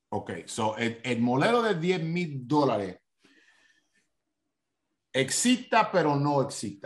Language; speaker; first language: Spanish; early bilingual, heritage; Spanish